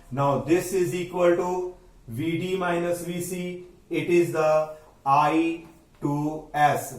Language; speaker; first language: English; non-native, local second language; Punjabi